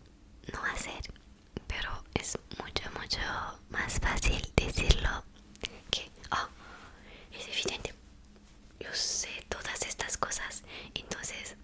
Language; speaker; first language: Spanish; non-native, fluent; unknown